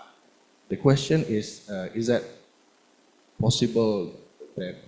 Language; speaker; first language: English; non-native, learner; Indonesian